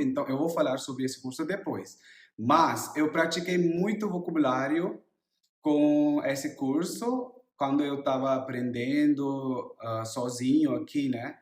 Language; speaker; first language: Portuguese; non-native, learner; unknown